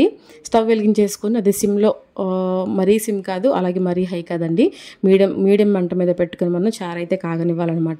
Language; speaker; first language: Telugu; native; Telugu